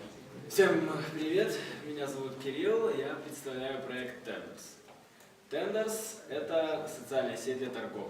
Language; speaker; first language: Russian; native; Russian